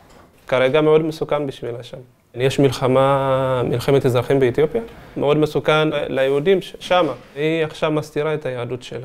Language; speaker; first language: Hebrew; early bilingual, other home language; Amharic